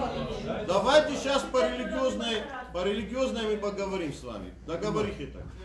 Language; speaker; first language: Russian; native; Russian